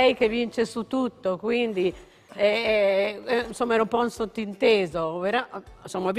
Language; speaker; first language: Italian; native; Italian